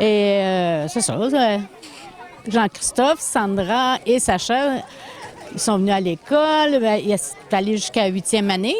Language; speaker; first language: French; native; French